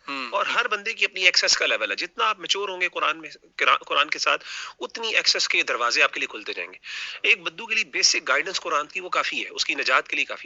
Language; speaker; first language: Urdu; native; Urdu